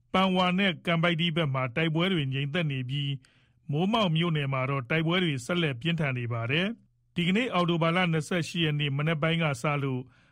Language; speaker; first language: Burmese; native; Burmese